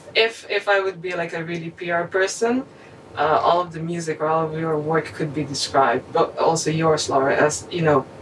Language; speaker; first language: English; non-native, fluent; Slovenian